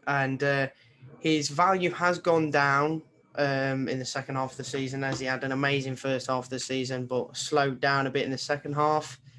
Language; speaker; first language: English; native; English